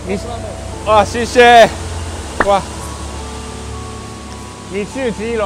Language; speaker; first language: Chinese; non-native, learner; Japanese